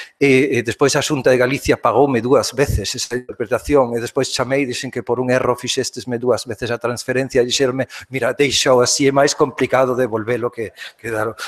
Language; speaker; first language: Galician; non-native, fluent; German